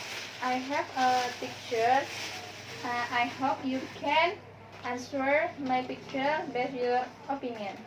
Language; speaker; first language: English; non-native, learner; Indonesian